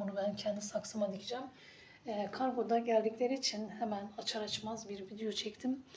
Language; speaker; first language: Turkish; native; Turkish